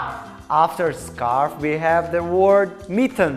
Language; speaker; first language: English; non-native, learner; Tajik